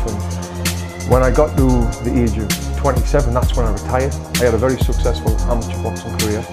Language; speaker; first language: English; native; English